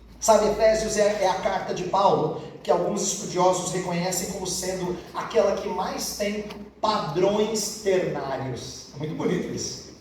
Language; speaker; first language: Portuguese; native; Portuguese